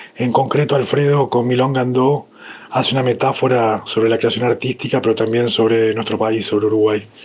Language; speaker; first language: Spanish; native; Spanish